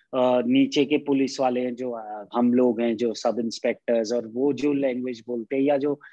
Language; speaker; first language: Hindi; native; Hindi